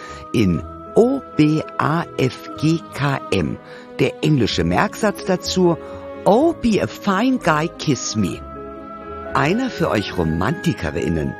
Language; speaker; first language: German; native; German